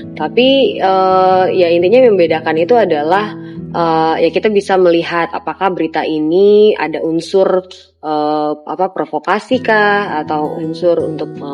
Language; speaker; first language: Indonesian; native; Indonesian